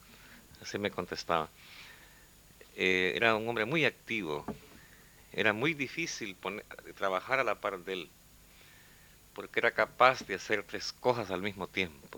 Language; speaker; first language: Spanish; native; Spanish